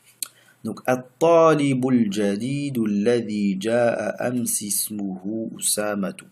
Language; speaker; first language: Arabic; non-native, fluent; French